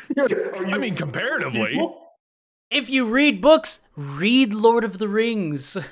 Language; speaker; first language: English; native; English